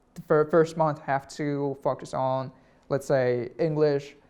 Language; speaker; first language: English; non-native, fluent; Russian